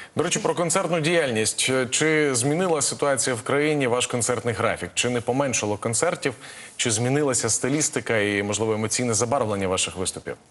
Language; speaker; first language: Ukrainian; native; Ukrainian